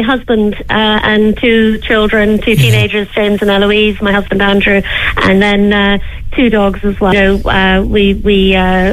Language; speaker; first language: English; native; English